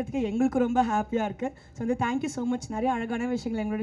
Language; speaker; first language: Tamil; native; Tamil